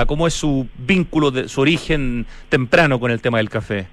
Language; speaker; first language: Spanish; native; Spanish